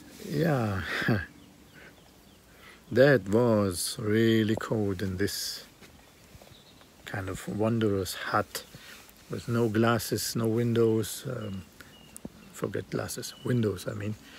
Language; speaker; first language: English; non-native, fluent; German